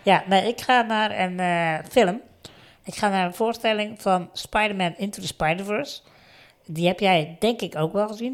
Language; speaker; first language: Dutch; native; Dutch